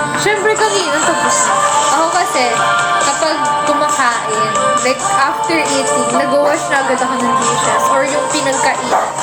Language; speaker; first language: Filipino; native; Filipino